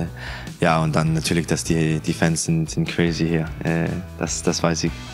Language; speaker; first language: German; non-native, fluent; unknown